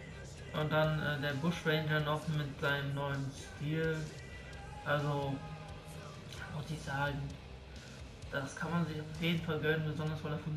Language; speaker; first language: German; native; German